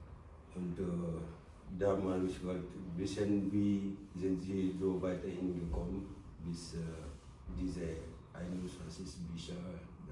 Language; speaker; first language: German; non-native, learner; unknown